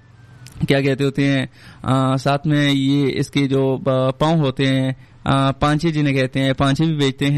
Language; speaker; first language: Hindi; non-native, local second language; Pashto